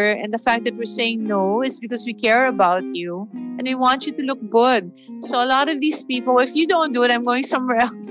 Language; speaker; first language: English; non-native, local second language; Filipino